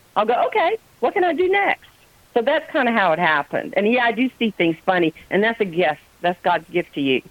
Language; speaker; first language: English; native; English